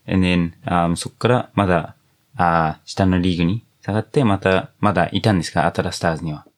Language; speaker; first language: Japanese; non-native, fluent; English